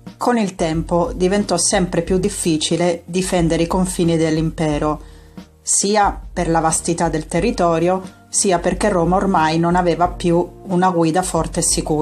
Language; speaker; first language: Italian; native; Italian